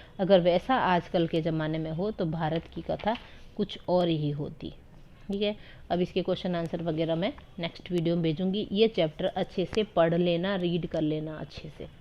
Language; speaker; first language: Hindi; native; Hindi